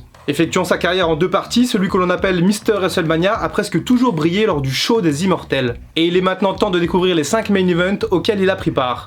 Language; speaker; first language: French; native; French